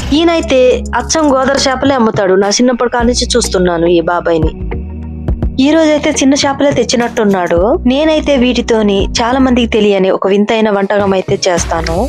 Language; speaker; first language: Telugu; non-native, local second language; Koya